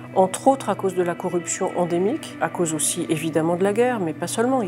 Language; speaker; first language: French; native; French